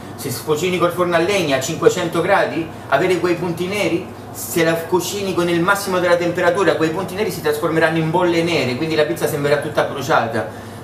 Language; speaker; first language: Italian; early bilingual, heritage; Italian